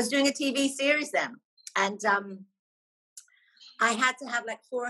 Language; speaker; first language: English; native; English